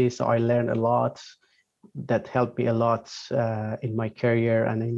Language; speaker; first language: English; non-native, fluent; Persian